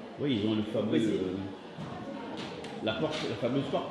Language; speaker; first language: French; native; French